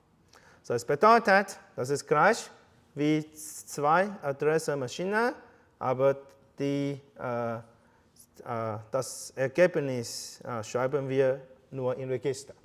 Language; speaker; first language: German; non-native, fluent; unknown